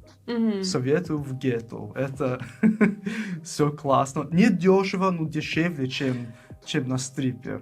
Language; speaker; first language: Russian; non-native, fluent; English